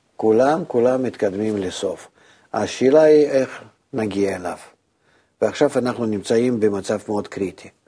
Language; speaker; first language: Hebrew; non-native, fluent; Russian